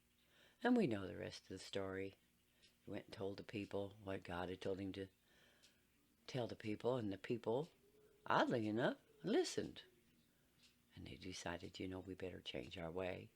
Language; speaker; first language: English; native; English